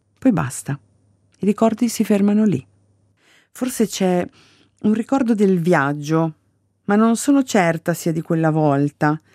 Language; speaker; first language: Italian; early bilingual, other home language; Galician